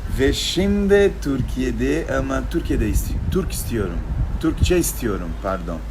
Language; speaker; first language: Turkish; non-native, learner; Portuguese